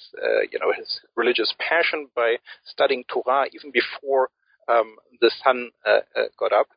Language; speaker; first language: English; early bilingual, other home language; German